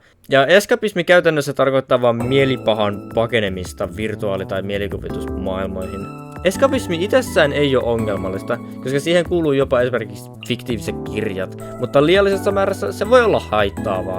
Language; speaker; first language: Finnish; native; Finnish